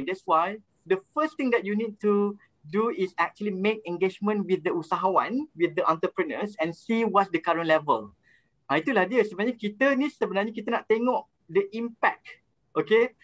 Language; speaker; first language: English; non-native, local second language; Malay